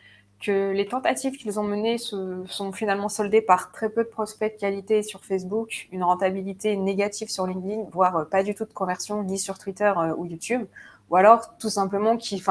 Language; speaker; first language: French; native; French